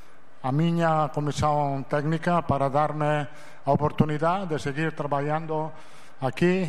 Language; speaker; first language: Portuguese; non-native, fluent; Italian